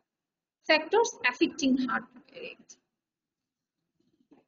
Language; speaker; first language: English; non-native, local second language; Bangla